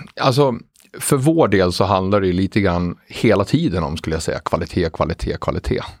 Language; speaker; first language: Swedish; native; Swedish